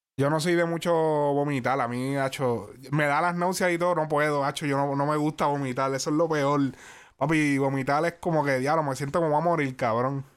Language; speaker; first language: Spanish; native; Spanish